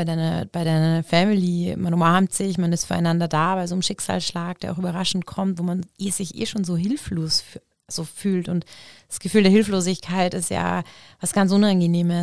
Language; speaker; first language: German; native; German